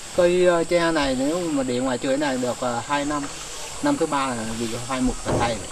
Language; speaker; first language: Vietnamese; non-native, local second language; Muong